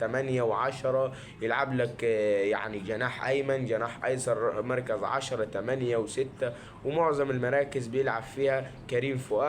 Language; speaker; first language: Arabic; native; Arabic